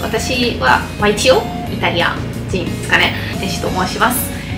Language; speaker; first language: Japanese; non-native, fluent; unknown